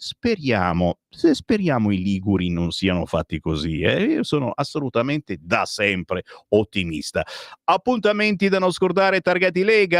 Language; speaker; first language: Italian; native; Italian